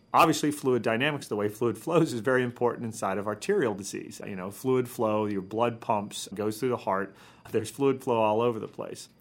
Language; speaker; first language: English; native; English